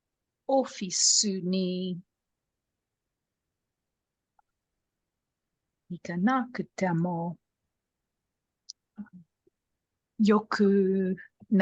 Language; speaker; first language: Japanese; non-native, learner; English